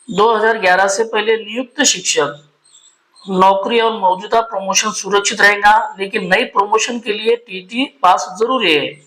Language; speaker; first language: Hindi; non-native, local second language; Marathi